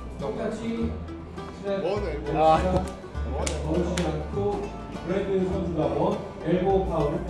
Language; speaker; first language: Korean; native; Korean